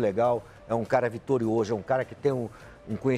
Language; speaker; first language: Portuguese; native; Portuguese